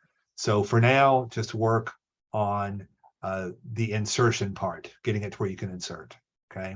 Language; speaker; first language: English; native; English